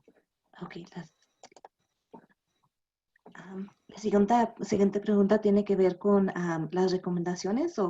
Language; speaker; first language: Spanish; early bilingual, other home language; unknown